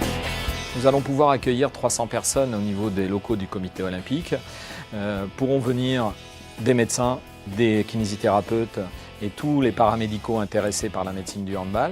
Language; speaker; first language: French; native; French